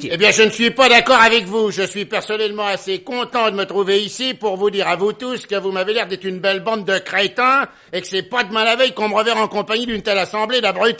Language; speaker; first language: French; native; French